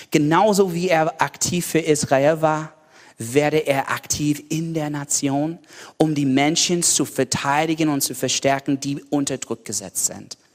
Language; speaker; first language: German; non-native, learner; English